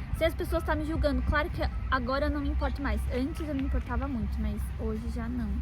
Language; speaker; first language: Portuguese; native; Portuguese